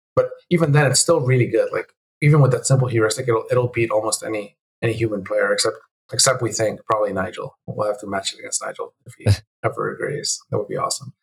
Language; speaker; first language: English; early bilingual, other home language; Spanish